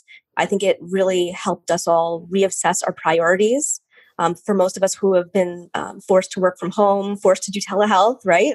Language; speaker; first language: English; native; English